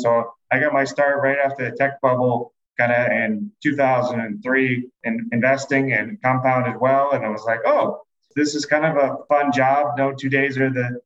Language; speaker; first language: English; native; English